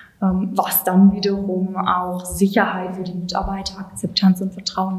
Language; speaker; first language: German; native; German